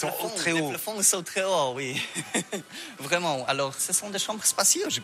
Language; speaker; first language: French; non-native, learner; Polish